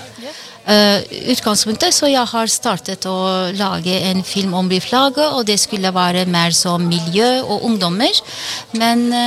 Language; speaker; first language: Norwegian; non-native, fluent; Turkish